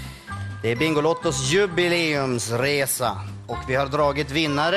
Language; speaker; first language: Swedish; native; Swedish